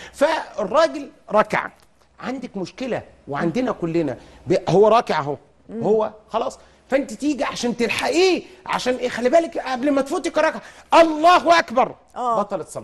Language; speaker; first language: Arabic; native; Arabic